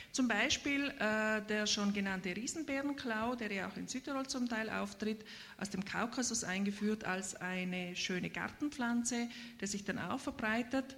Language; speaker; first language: German; native; German